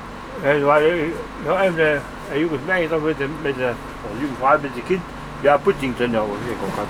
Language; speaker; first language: German; non-native, learner; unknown